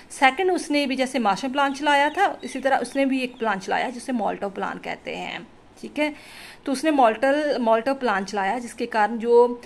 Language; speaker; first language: Hindi; non-native, local second language; Punjabi